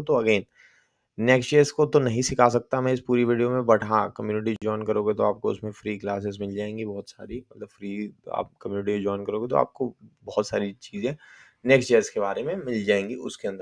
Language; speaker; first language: Hindi; native; Hindi